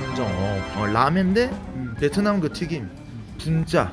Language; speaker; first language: Korean; native; Korean